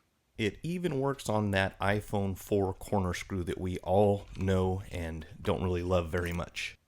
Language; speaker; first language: English; native; English